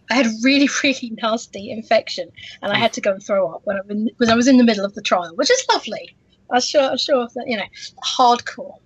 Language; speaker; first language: English; native; English